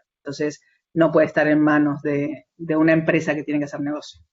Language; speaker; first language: Spanish; native; Spanish